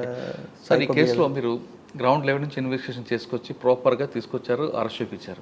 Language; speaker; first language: Telugu; native; Telugu